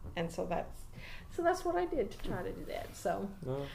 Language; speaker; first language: English; native; English